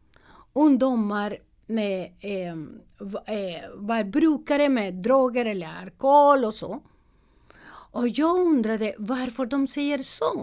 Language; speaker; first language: Swedish; non-native, learner; Spanish